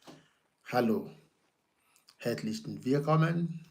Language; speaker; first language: German; non-native, fluent; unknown